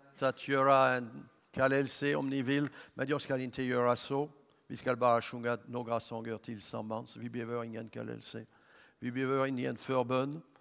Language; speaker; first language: Swedish; non-native, learner; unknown